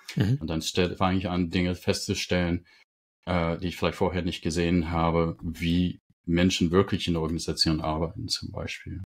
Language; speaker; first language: German; non-native, fluent; English